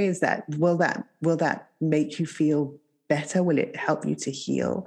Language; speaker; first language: English; native; English